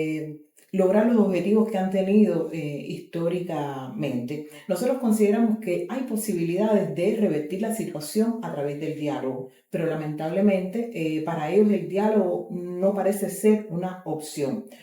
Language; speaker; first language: Spanish; native; Spanish